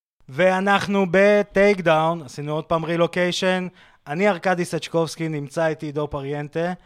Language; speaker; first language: Hebrew; native; Hebrew